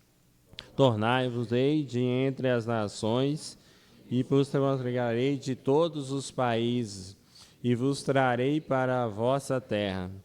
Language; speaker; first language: Portuguese; native; Portuguese